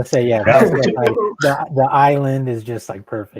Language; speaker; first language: English; native; English